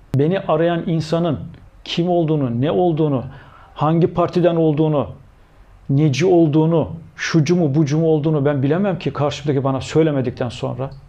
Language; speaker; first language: Turkish; native; Turkish